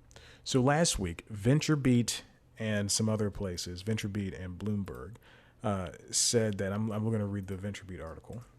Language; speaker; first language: English; native; English